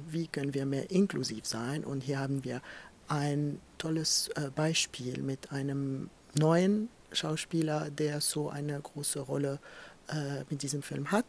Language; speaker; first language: German; non-native, fluent; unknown